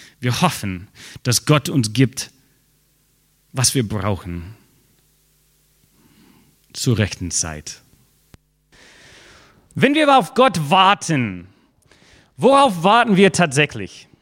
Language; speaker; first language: German; non-native, fluent; English